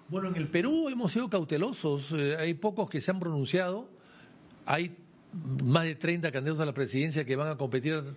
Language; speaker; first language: Spanish; native; Spanish